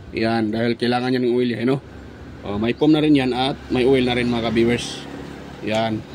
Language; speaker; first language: Filipino; native; Filipino